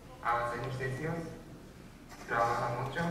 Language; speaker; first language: Spanish; non-native, learner; English